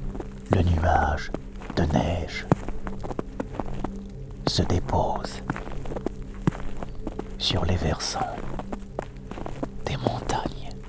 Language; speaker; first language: French; native; French